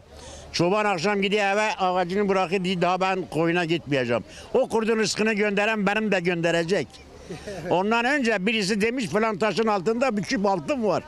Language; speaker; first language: Turkish; native; Turkish